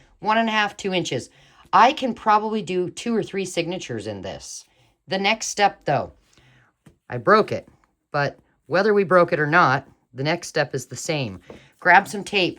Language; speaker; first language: English; native; English